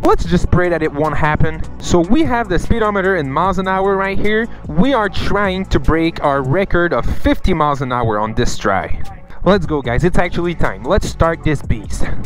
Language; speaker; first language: English; non-native, fluent; French